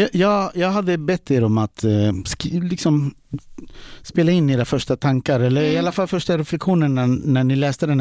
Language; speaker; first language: Swedish; native; Swedish